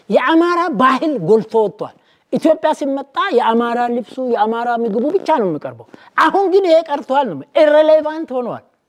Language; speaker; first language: Amharic; non-native, local second language; Oromo